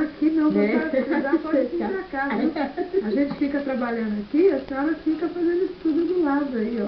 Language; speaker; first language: Portuguese; native; Portuguese